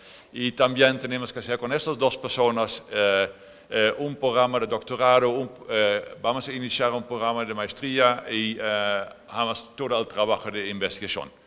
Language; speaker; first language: Spanish; non-native, fluent; Dutch